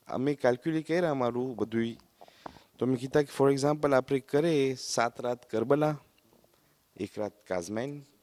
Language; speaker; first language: Gujarati; early bilingual, heritage; Gujarati